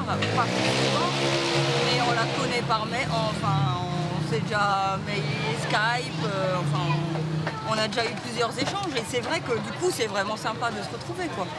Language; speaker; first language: French; native; French